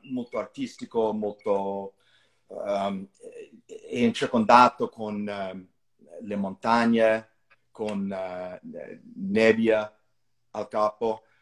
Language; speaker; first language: Italian; non-native, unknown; English